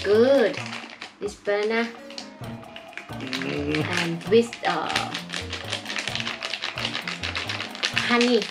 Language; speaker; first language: English; non-native, learner; Thai